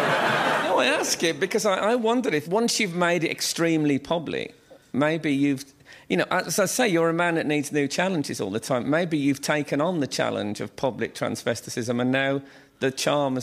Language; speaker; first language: English; native; English